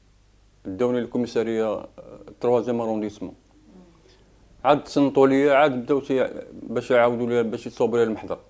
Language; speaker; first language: Arabic; native; Arabic